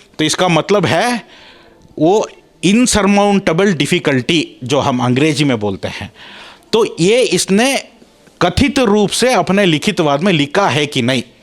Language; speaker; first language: Hindi; non-native, local second language; Kannada